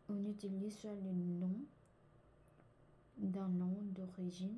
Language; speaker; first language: French; non-native, learner; Korean